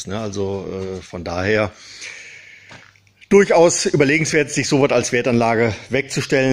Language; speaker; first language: German; native; German